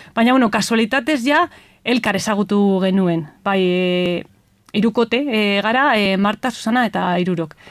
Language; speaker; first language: Basque; non-native, local second language; Spanish